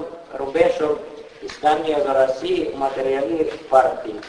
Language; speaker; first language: Russian; non-native, fluent; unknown